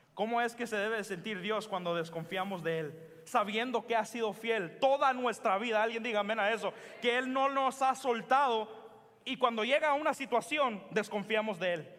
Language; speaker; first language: Spanish; early bilingual, heritage; Spanish